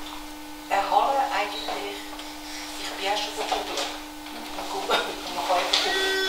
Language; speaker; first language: German; early bilingual, other home language; Tibetan